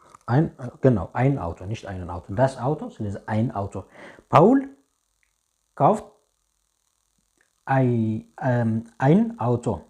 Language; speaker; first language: German; non-native, fluent; Tigrinya